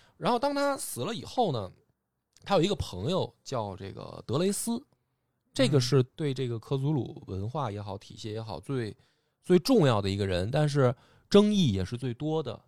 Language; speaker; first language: Chinese; native; Chinese